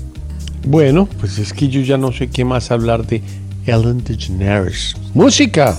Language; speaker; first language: Spanish; native; Spanish